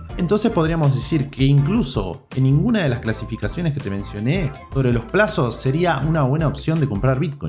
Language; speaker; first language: Spanish; native; Spanish